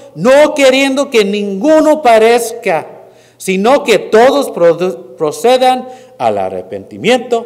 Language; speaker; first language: Spanish; non-native, fluent; English